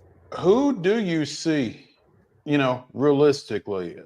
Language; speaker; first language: English; native; English